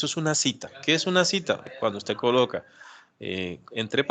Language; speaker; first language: Spanish; native; Spanish